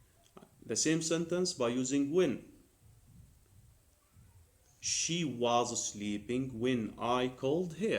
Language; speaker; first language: English; non-native, fluent; Arabic